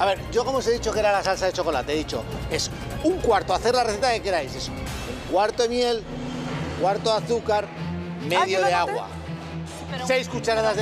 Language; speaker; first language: Spanish; native; Spanish